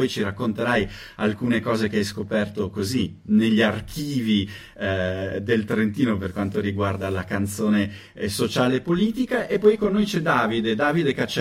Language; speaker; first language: Italian; native; Italian